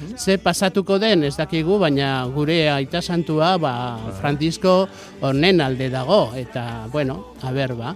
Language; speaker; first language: Basque; non-native, local second language; Spanish